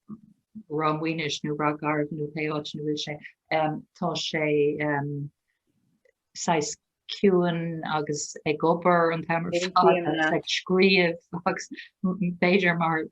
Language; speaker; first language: Irish; non-native, local second language; English